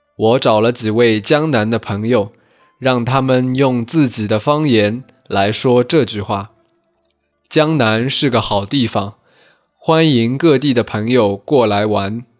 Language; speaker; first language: Chinese; non-native, local second language; Wu Chinese